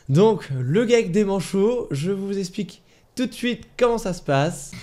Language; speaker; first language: French; native; French